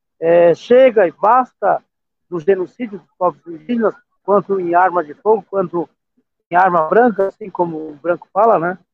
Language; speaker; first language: Portuguese; non-native, local second language; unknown